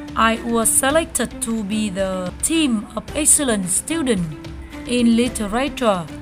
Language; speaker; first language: English; non-native, learner; Vietnamese